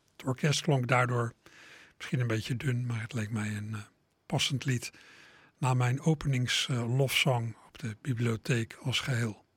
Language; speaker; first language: Dutch; native; Dutch